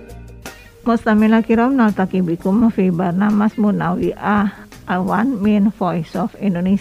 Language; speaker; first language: Arabic; non-native, fluent; Indonesian